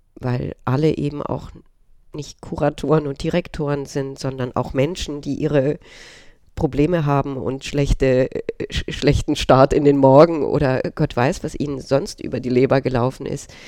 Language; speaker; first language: German; early bilingual, other home language; Romanian